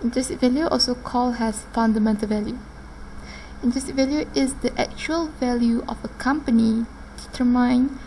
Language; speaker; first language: English; non-native, local second language; Malay